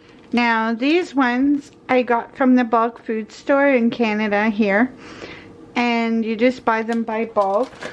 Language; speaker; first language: English; native; English